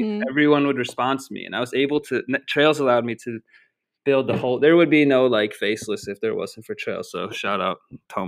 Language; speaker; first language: English; native; English